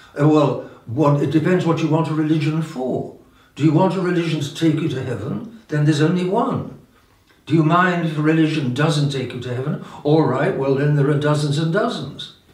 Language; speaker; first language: English; native; English